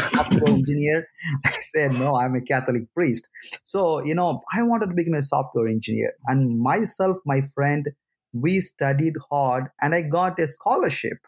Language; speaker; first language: English; non-native, local second language; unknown